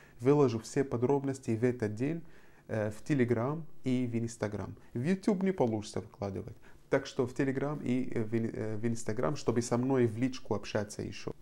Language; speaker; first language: Russian; non-native, fluent; Arabic